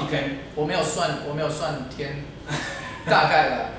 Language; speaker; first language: Chinese; non-native, fluent; English